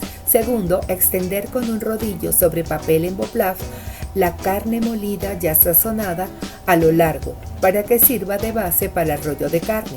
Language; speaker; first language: Spanish; native; Spanish